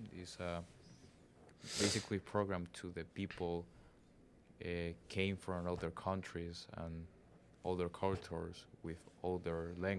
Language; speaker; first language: English; non-native, learner; Spanish